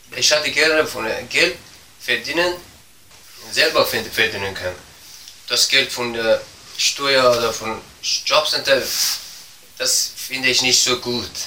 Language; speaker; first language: German; non-native, learner; Persian